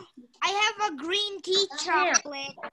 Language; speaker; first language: English; non-native, learner; Indonesian